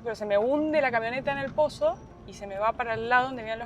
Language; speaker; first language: Spanish; native; Spanish